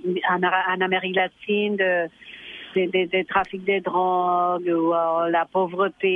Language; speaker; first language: French; non-native, fluent; Spanish